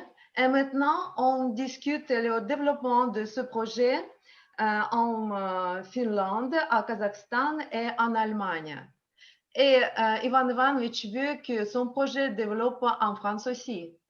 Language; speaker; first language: French; non-native, learner; Russian